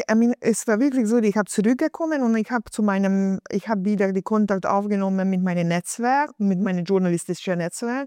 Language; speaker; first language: German; non-native, fluent; Hungarian